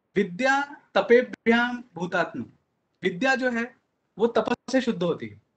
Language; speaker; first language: Hindi; non-native, local second language; Marathi